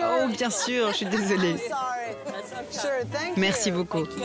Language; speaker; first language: French; native; French